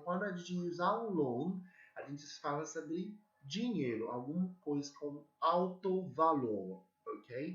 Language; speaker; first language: Portuguese; non-native, learner; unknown